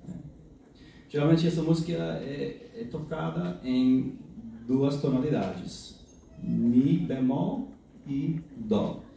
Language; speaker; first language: Portuguese; non-native, fluent; English